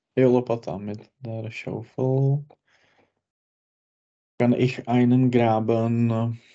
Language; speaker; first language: German; non-native, learner; Czech